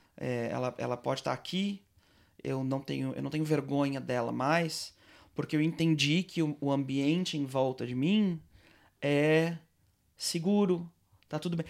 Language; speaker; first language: Portuguese; native; Portuguese